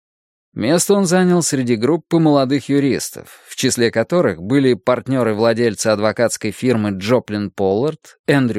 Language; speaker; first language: Russian; native; Russian